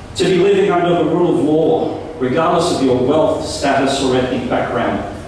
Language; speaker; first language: English; non-native, local second language; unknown